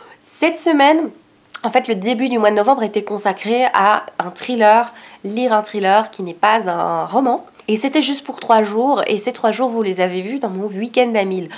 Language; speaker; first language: French; native; French